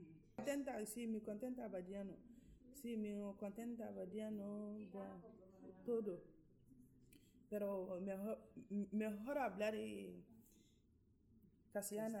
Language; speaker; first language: Spanish; non-native, learner; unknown